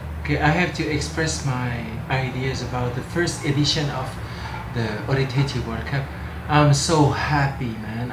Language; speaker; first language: English; non-native, local second language; French